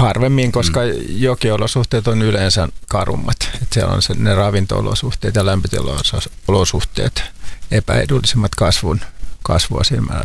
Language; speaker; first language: Finnish; native; Finnish